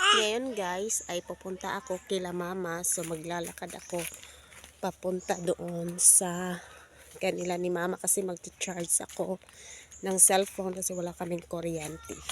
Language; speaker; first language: Filipino; non-native, local second language; Cebuano